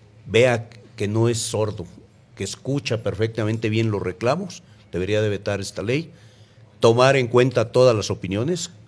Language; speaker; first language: Spanish; native; Spanish